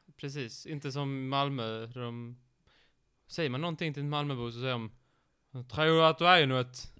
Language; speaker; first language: Swedish; native; Swedish